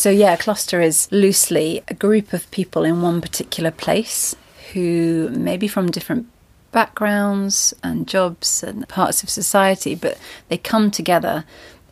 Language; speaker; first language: English; native; English